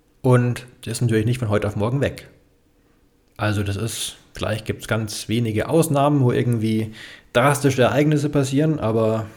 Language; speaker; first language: German; native; German